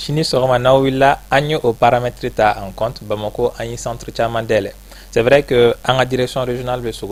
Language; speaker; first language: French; non-native, local second language; Bambara